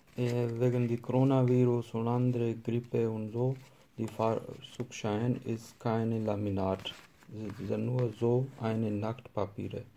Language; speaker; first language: German; non-native, learner; Urdu